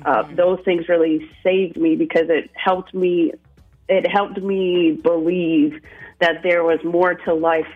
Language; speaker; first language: English; native; English